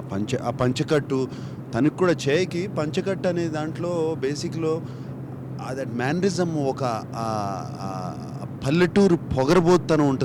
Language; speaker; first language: Telugu; native; Telugu